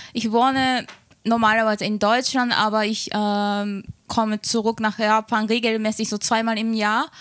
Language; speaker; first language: German; non-native, fluent; Japanese